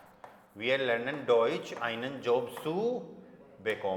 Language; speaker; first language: German; non-native, fluent; Hindi